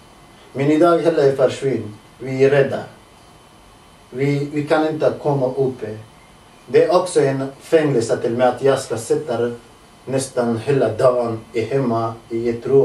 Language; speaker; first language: Swedish; non-native, learner; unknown